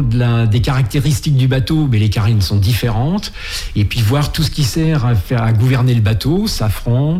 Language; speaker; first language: French; native; French